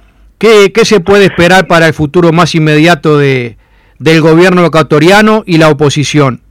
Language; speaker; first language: Spanish; native; Spanish